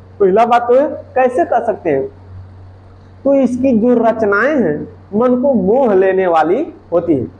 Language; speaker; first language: Hindi; native; Hindi